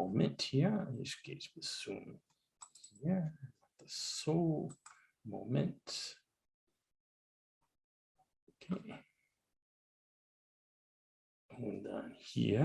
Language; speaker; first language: German; non-native, learner; English